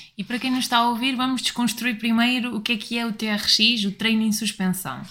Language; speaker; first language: Portuguese; native; Portuguese